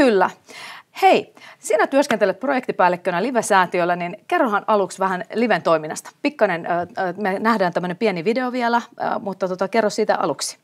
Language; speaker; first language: Finnish; native; Finnish